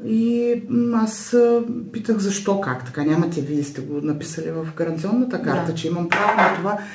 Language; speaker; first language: Bulgarian; native; Bulgarian